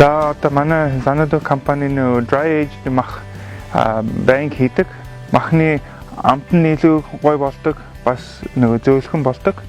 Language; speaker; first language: Mongolian; non-native, fluent; English